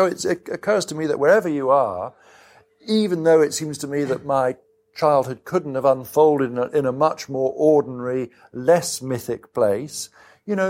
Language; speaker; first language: English; native; English